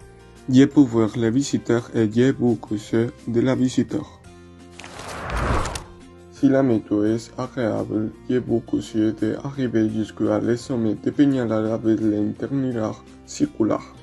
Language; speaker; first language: French; non-native, learner; Spanish